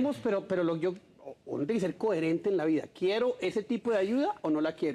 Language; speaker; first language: Spanish; native; Spanish